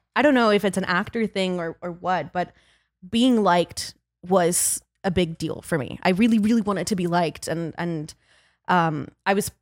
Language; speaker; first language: English; early bilingual, other home language; Spanish